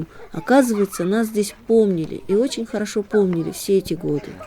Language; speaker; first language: Russian; native; Russian